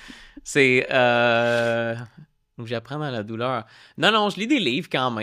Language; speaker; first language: French; native; French